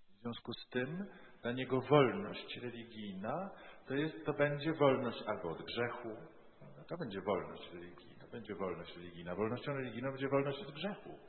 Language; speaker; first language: Polish; native; Polish